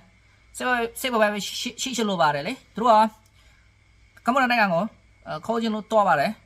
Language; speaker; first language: Burmese; non-native, learner; Khmer